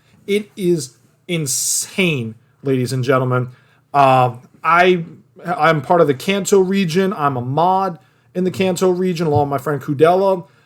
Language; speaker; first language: English; native; English